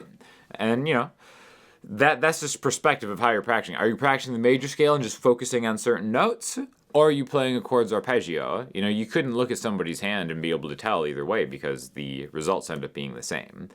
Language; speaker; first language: English; native; English